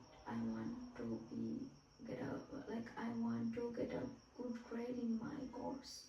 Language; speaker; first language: English; non-native, fluent; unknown